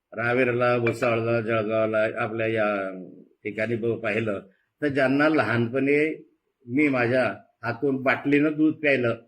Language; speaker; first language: Marathi; native; Marathi